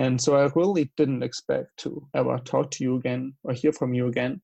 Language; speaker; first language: English; non-native, fluent; German